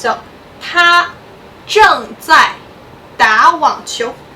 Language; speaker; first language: Chinese; non-native, fluent; English